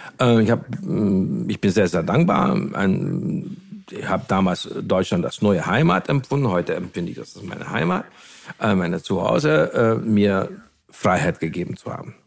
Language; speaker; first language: German; non-native, fluent; Hungarian